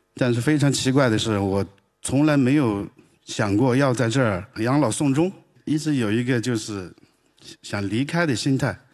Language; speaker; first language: Chinese; native; Chinese